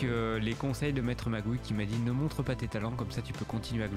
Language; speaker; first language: French; native; French